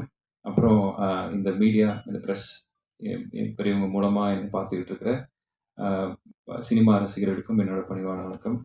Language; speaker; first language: Tamil; native; Tamil